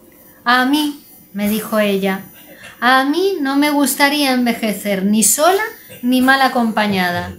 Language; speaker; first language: Spanish; native; Spanish